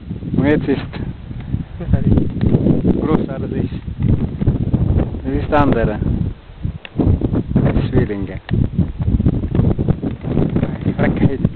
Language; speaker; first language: German; non-native, learner; Arabic